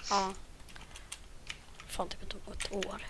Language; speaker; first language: Swedish; native; Swedish